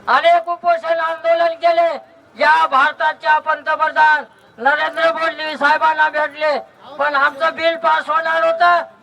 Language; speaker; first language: Marathi; non-native, local second language; Lambadi